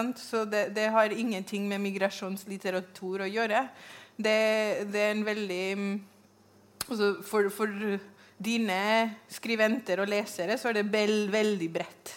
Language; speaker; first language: Norwegian; non-native, fluent; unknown